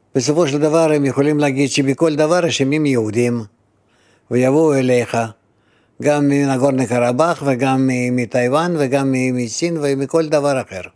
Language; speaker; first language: Hebrew; non-native, fluent; Russian